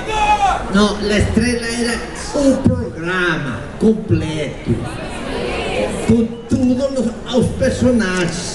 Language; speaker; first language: Portuguese; non-native, learner; Spanish